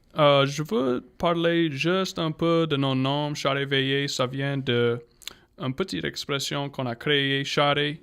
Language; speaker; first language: French; non-native, local second language; English